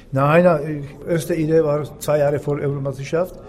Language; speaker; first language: German; non-native, learner; Czech